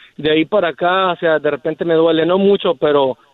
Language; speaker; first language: Spanish; native; Spanish